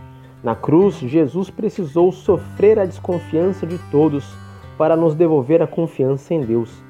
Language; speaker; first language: Portuguese; native; Portuguese